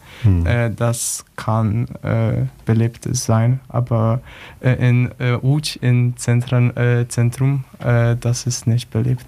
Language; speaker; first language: German; non-native, learner; Polish